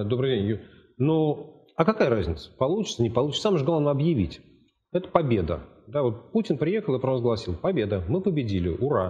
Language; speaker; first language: Russian; native; Russian